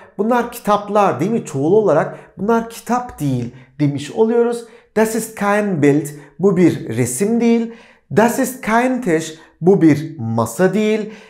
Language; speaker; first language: Turkish; native; Turkish